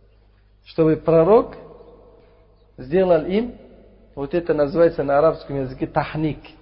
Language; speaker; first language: Russian; non-native, fluent; Uzbek